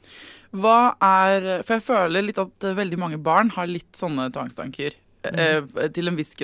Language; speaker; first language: Norwegian; native; Norwegian